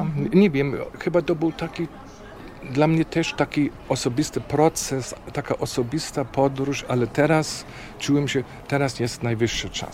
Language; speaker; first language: Polish; non-native, fluent; German